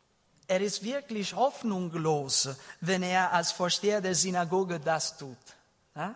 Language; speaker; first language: German; non-native, learner; Italian